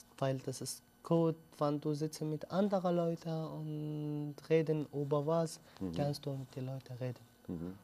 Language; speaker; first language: German; non-native, learner; Arabic